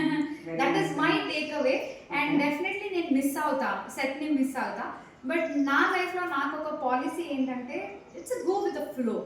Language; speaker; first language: Telugu; non-native, local second language; Kannada